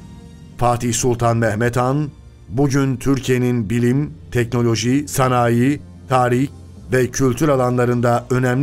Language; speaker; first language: Turkish; native; Turkish